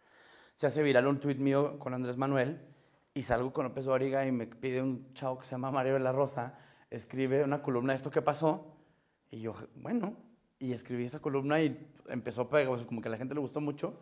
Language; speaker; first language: Spanish; native; Spanish